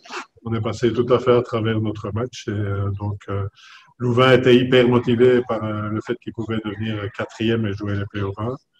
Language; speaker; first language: French; native; French